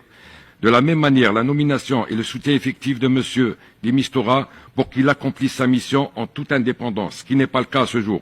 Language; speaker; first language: French; non-native, local second language; Arabic